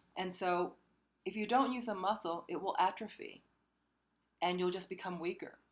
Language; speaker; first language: English; early bilingual, other home language; Korean